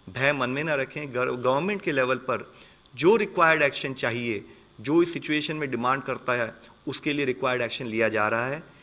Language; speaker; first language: Hindi; native; Hindi